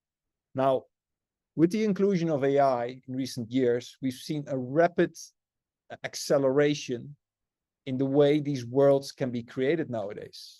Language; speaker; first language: English; non-native, fluent; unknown